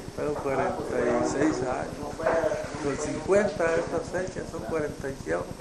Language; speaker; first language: Spanish; native; Spanish